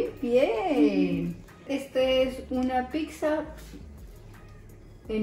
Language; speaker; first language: Spanish; native; Spanish